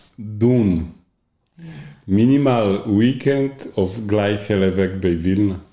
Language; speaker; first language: Dutch; non-native, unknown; Polish